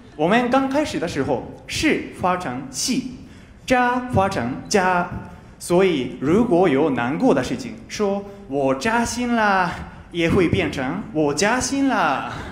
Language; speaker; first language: Chinese; non-native, fluent; Japanese